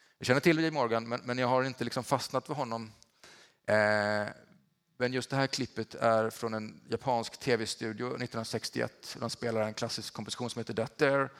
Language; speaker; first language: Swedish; native; Swedish